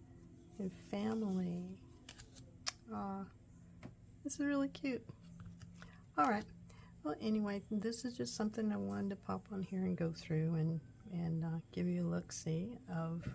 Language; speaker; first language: English; native; English